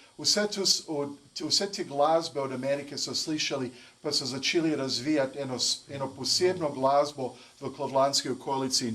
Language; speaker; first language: Slovenian; early bilingual, heritage; English